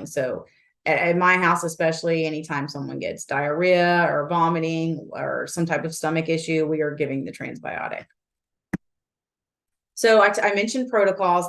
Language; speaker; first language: English; native; English